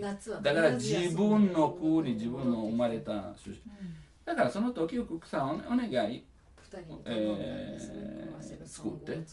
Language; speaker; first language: Japanese; non-native, learner; Italian